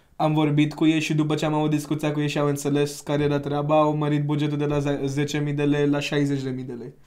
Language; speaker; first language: Romanian; non-native, fluent; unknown